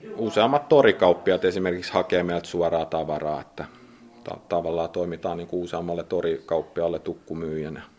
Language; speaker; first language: Finnish; native; Finnish